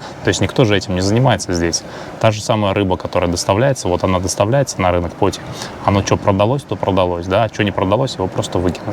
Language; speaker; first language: Russian; native; Russian